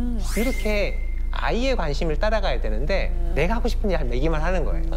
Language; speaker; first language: Korean; native; Korean